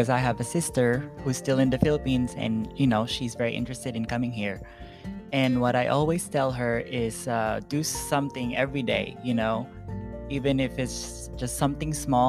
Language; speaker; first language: English; non-native, local second language; Filipino